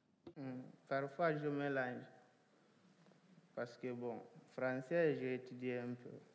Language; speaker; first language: French; non-native, local second language; Fula